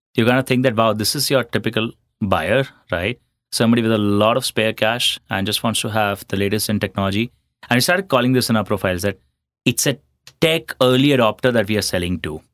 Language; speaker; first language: English; non-native, local second language; Hindi